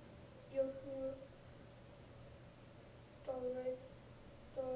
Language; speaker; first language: Japanese; non-native, learner; English